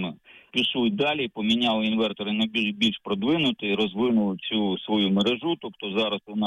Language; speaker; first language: Ukrainian; native; Ukrainian